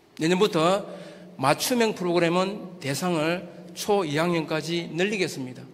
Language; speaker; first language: Korean; native; Korean